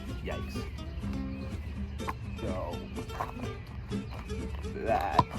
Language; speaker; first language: English; native; English